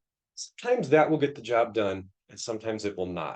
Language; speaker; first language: English; native; English